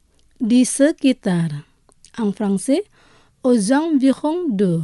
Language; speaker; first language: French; non-native, fluent; Indonesian